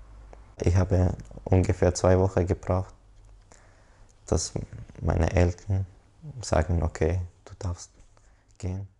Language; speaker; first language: German; non-native, learner; Persian